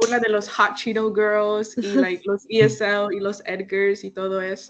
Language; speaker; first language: Spanish; early bilingual, heritage; Spanish